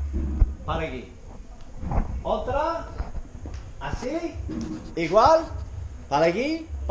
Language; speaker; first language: Spanish; non-native, learner; English